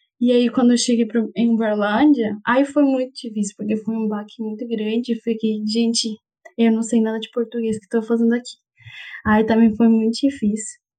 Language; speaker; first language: Portuguese; non-native, fluent; Spanish